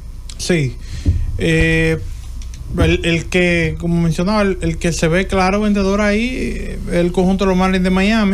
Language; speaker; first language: Spanish; native; Spanish